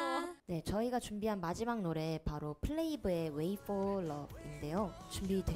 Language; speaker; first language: Korean; native; Korean